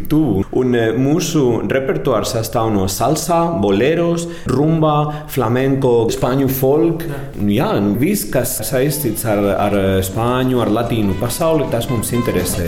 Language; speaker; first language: Latvian; non-native, fluent; Spanish